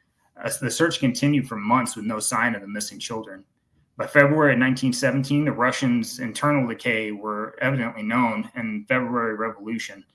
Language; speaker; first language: English; native; English